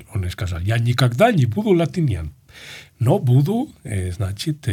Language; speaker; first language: Russian; non-native, fluent; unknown